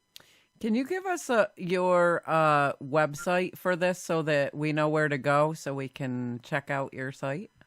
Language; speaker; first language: English; native; English